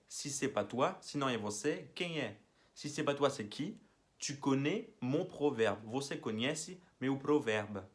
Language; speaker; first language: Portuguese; non-native, fluent; French